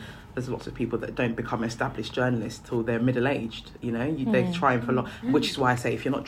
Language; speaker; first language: English; native; English